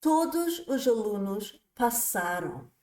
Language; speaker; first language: Portuguese; non-native, fluent; English